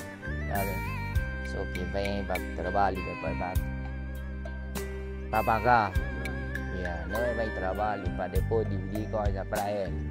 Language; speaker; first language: Portuguese; non-native, learner; Vietnamese